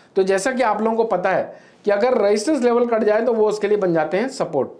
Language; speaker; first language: Hindi; native; Hindi